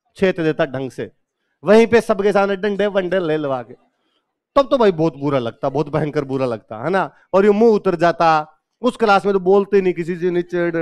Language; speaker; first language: Hindi; native; Hindi